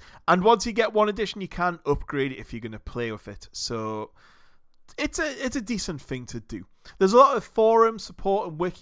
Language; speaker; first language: English; native; English